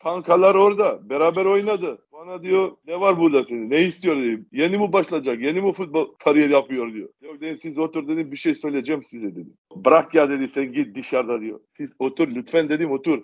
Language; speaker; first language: Turkish; non-native, learner; Macedonian